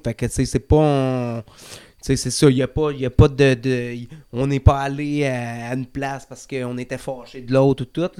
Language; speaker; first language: French; native; French